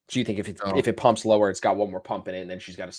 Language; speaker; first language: English; native; English